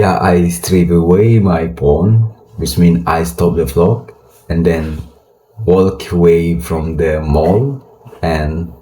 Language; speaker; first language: English; non-native, learner; Indonesian